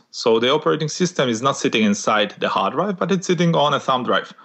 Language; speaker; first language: English; non-native, fluent; Hebrew